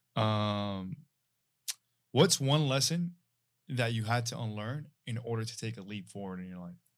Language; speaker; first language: English; non-native, fluent; Arabic